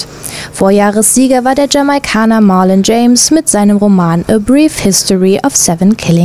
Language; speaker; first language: German; native; German